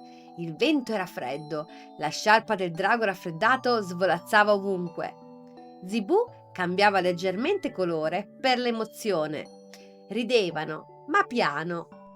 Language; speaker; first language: Italian; native; Italian